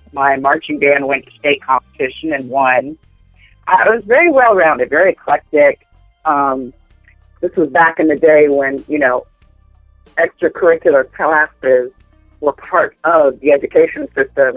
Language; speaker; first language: English; native; English